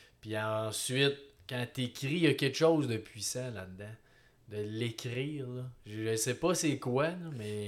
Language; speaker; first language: French; native; French